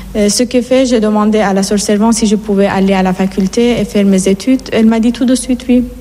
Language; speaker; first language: French; non-native, fluent; Persian